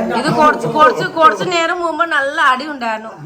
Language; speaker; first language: Malayalam; non-native, learner; Nepali